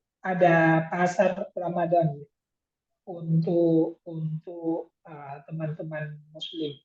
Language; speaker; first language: Indonesian; non-native, fluent; Thai